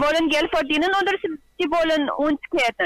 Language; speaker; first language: German; non-native, learner; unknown